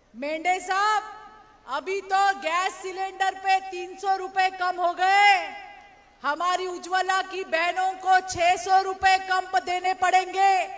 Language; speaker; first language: Hindi; non-native, local second language; Marathi